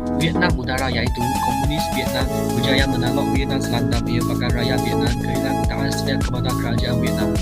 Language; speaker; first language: Malay; non-native, local second language; Chinese